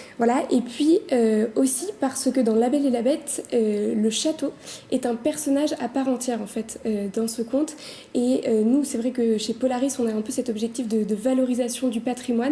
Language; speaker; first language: French; native; French